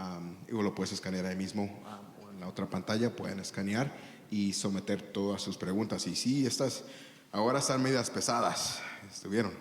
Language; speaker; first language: Spanish; early bilingual, heritage; Spanish